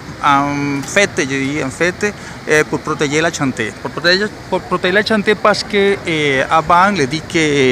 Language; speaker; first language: French; non-native, learner; Spanish